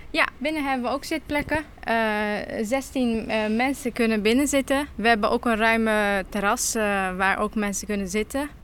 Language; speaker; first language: Dutch; non-native, fluent; Turkish